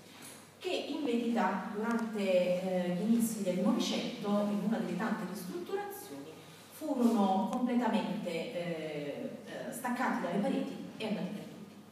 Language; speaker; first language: Italian; native; Italian